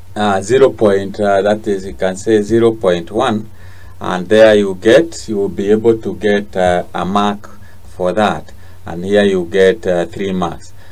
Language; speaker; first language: English; non-native, local second language; Swahili